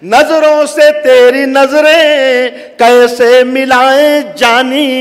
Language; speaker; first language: Hindi; native; Hindi